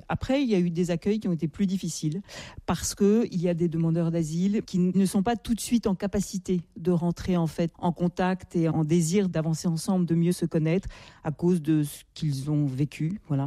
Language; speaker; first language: French; native; French